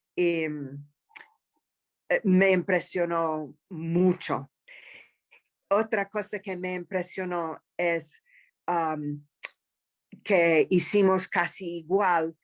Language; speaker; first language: Spanish; non-native, fluent; English